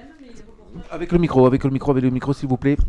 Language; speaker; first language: French; native; French